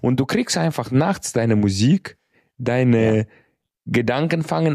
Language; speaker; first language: German; native; German